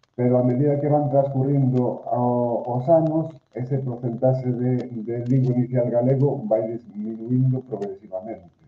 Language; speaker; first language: Galician; non-native, local second language; Spanish